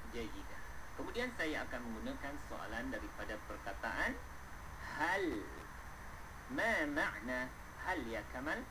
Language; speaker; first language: Malay; native; Malay